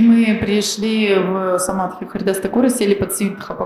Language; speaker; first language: Russian; native; Russian